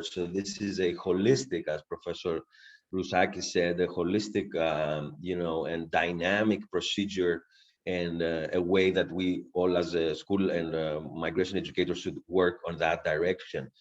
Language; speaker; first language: English; non-native, fluent; Greek